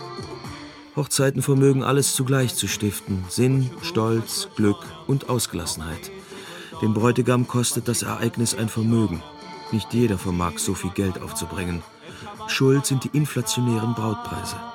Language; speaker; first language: German; native; German